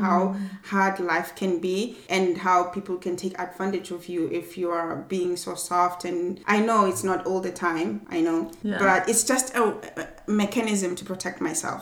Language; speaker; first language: English; non-native, local second language; Swati